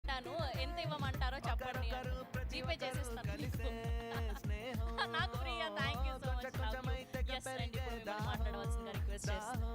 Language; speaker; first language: Telugu; native; Telugu